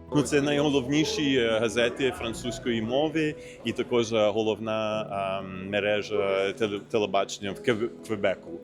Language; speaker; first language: Ukrainian; early bilingual, heritage; Ukrainian